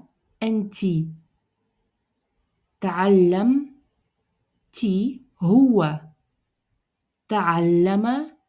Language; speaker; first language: Arabic; non-native, fluent; Russian